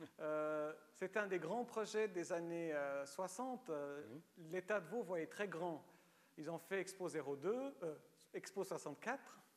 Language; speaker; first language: French; early bilingual, other home language; Romanian